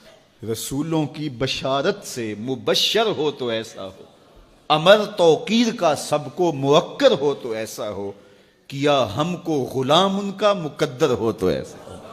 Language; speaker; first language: Urdu; native; Urdu